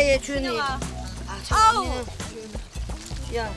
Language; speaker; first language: Korean; native; Korean